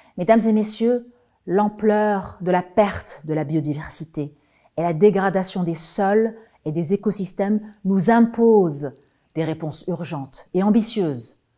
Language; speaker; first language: French; non-native, local second language; Arabic